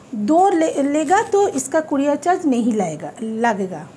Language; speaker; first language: Hindi; non-native, local second language; Bangla